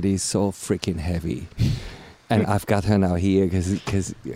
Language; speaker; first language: English; non-native, fluent; German